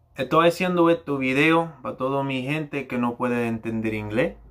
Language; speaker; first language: Spanish; non-native, learner; English